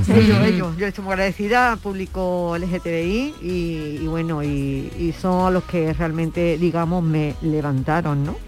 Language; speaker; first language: Spanish; native; Spanish